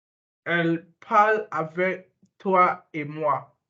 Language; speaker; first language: French; non-native, learner; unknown